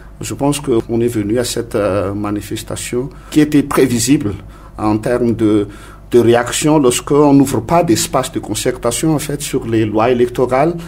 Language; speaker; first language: French; non-native, local second language; Malagasy